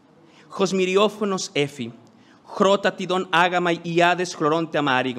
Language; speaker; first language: Greek; non-native, fluent; Spanish